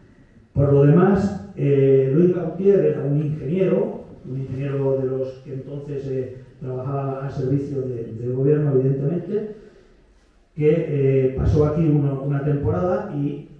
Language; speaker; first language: Spanish; native; Spanish